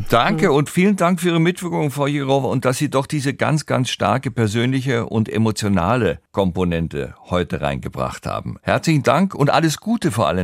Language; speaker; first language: German; native; German